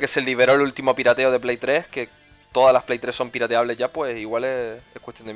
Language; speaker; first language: Spanish; native; Spanish